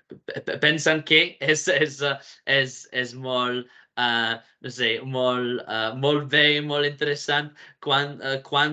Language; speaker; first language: Catalan; non-native, learner; English